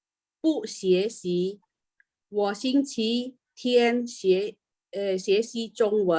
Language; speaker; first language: Chinese; non-native, learner; Indonesian